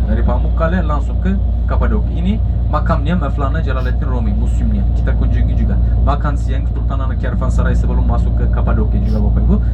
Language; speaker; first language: Indonesian; non-native, fluent; Turkish